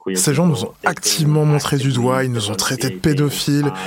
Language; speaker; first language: French; non-native, fluent; Polish